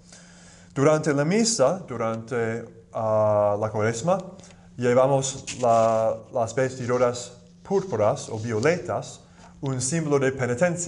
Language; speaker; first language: Spanish; non-native, fluent; English